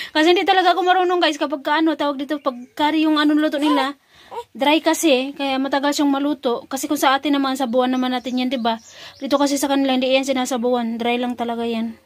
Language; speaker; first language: Filipino; non-native, local second language; Cebuano